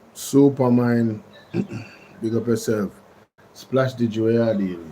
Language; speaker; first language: English; native; English